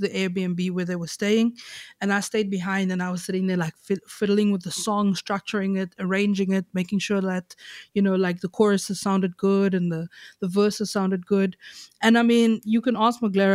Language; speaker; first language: English; native; English